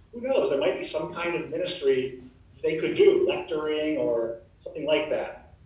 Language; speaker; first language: English; native; English